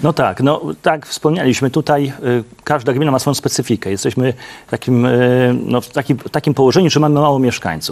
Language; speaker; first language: Polish; native; Polish